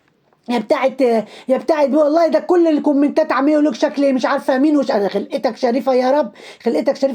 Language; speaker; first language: Arabic; native; Arabic